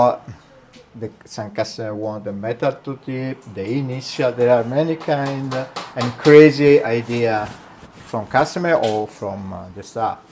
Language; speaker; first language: English; non-native, learner; Italian